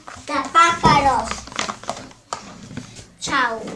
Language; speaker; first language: Spanish; native; Spanish